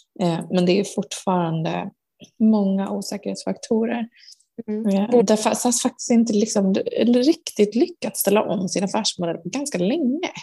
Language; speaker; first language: Swedish; native; Swedish